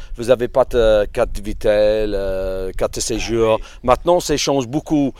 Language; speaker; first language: French; non-native, learner; English